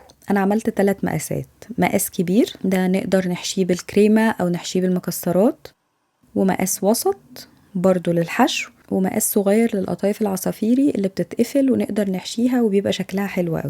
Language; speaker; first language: Arabic; native; Arabic